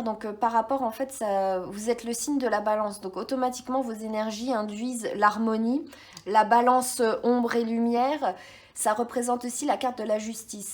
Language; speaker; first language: French; native; French